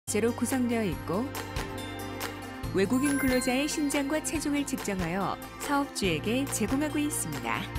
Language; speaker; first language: Korean; native; Korean